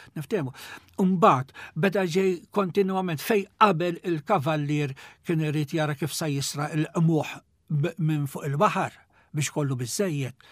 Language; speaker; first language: Maltese; native; Maltese